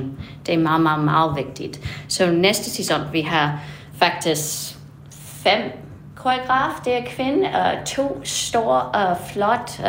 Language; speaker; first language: Danish; non-native, fluent; English